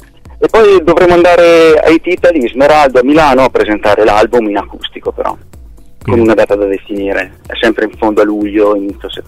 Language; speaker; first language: Italian; native; Italian